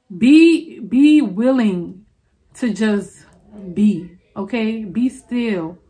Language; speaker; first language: English; native; English